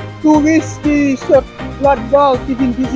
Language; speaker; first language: French; non-native, learner; Haitian Creole